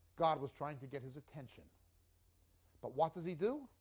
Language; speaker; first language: English; native; English